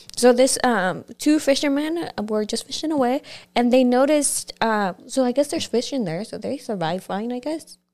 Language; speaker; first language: English; early bilingual, other home language; Spanish